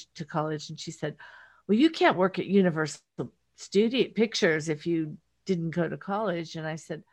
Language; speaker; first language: English; native; English